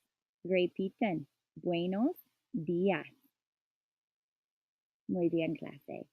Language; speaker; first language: Spanish; non-native, learner; English